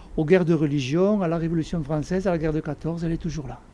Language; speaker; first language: French; native; French